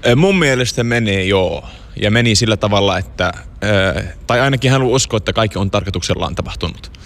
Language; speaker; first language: Finnish; non-native, fluent; Arabic